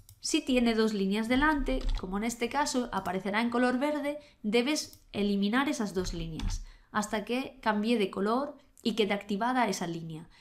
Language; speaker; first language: Spanish; native; Spanish